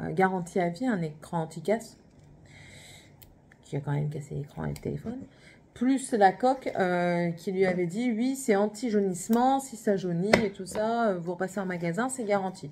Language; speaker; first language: French; native; French